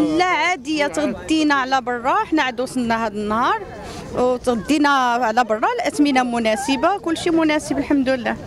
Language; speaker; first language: Arabic; native; Arabic